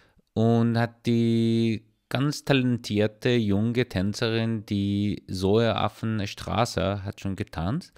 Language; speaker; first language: German; non-native, learner; Persian